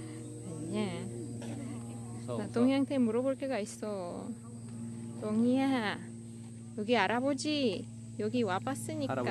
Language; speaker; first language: Korean; non-native, fluent; Russian